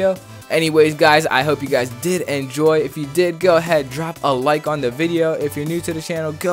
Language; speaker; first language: English; native; English